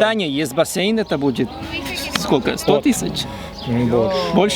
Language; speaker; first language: Russian; non-native, fluent; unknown